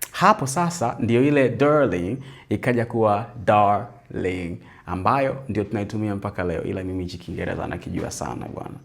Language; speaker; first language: Swahili; native; Swahili